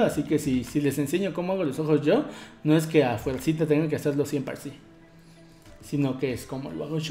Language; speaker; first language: Spanish; native; Spanish